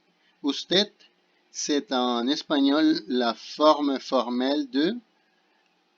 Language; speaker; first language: French; non-native, fluent; Spanish